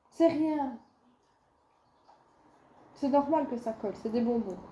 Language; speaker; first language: French; native; French